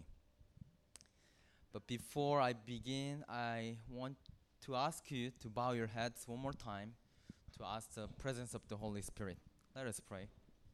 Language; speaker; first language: English; non-native, fluent; Korean